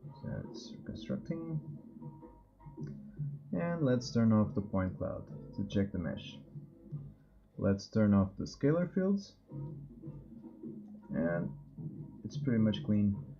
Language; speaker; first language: English; non-native, fluent; Portuguese